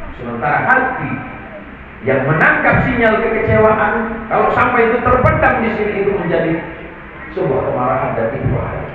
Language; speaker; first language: Indonesian; non-native, local second language; Madurese